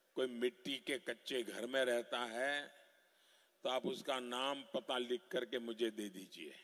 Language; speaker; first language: Hindi; non-native, local second language; Gujarati